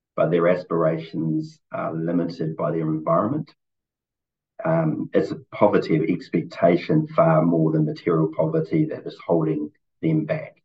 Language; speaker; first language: English; native; English